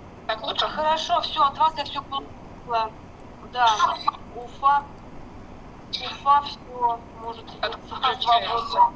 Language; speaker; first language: Russian; native; Russian